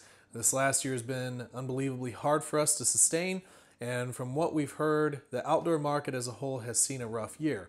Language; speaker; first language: English; native; English